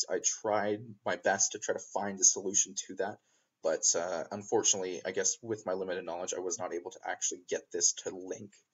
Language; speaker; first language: English; native; English